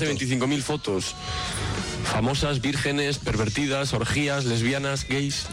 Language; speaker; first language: Spanish; native; Spanish